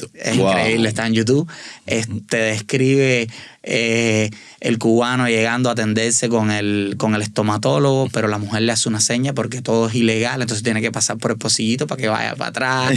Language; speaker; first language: Spanish; native; Spanish